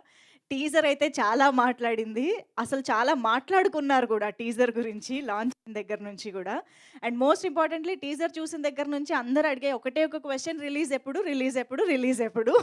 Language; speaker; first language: Telugu; native; Telugu